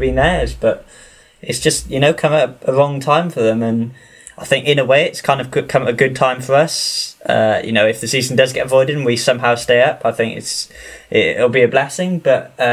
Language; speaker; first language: English; native; English